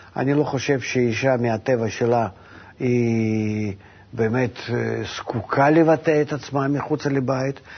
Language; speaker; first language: Hebrew; non-native, fluent; Russian